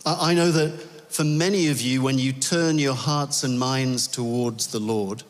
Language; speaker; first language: English; native; English